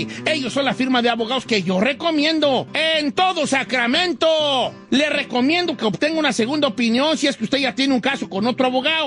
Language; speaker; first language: Spanish; native; Spanish